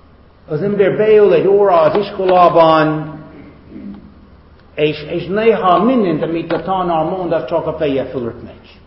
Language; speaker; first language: Hungarian; non-native, fluent; English